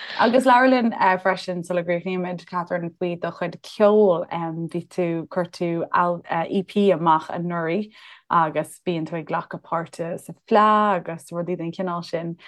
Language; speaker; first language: Irish; non-native, local second language; English